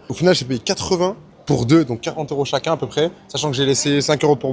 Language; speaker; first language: French; native; French